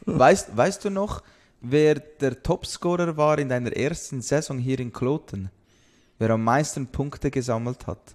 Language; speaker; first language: German; native; German